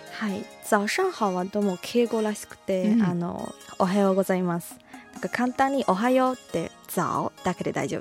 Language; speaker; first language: Japanese; non-native, fluent; Chinese